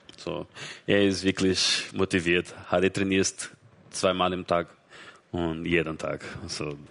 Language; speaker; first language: German; non-native, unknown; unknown